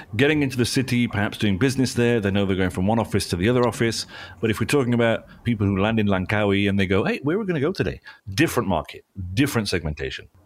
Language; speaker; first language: English; native; English